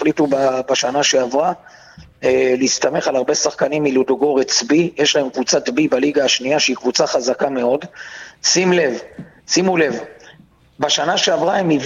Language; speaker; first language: Hebrew; native; Hebrew